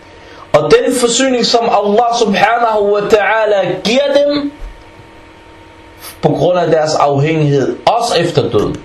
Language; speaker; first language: Danish; early bilingual, other home language; Arabic